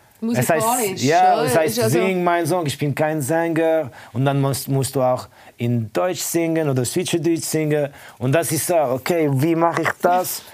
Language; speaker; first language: German; non-native, fluent; Estonian